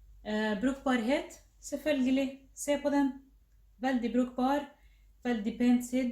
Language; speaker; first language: Norwegian; non-native, fluent; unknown